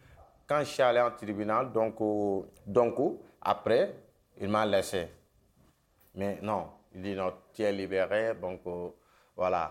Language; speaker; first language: French; non-native, local second language; Wolof